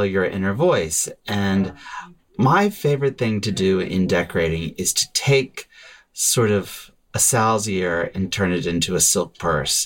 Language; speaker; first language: English; native; English